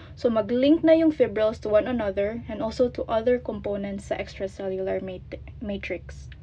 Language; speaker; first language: English; non-native, local second language; Filipino